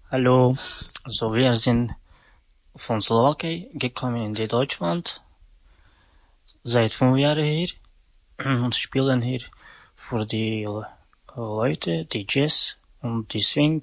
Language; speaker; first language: German; non-native, learner; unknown